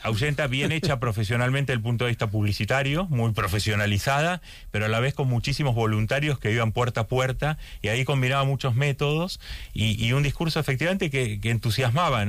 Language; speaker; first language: Spanish; native; Spanish